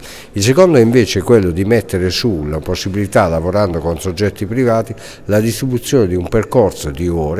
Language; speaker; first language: Italian; native; Italian